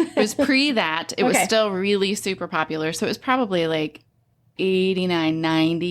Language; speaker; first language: English; native; English